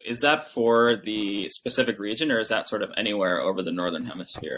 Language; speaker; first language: English; native; English